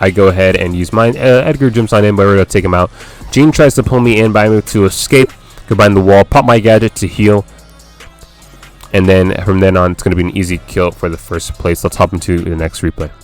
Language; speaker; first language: English; native; English